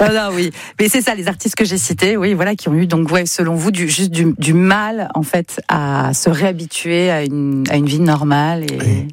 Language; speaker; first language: French; native; French